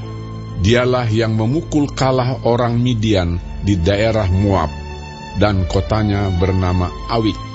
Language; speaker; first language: Indonesian; native; Indonesian